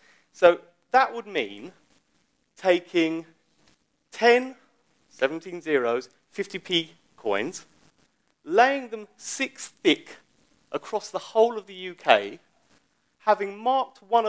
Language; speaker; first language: English; native; English